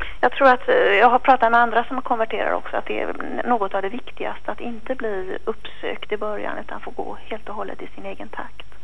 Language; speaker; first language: Swedish; native; Swedish